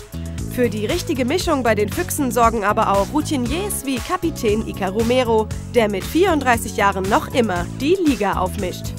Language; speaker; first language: German; native; German